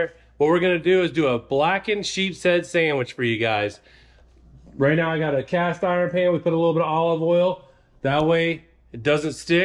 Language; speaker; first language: English; native; English